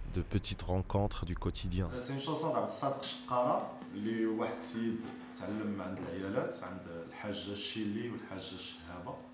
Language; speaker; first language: French; non-native, local second language; Arabic